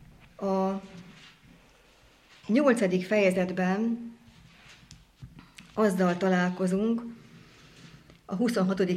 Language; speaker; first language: Hungarian; native; Hungarian